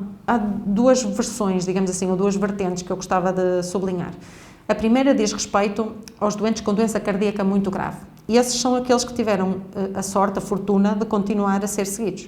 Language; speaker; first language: Portuguese; native; Portuguese